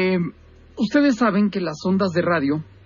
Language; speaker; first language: Spanish; native; Spanish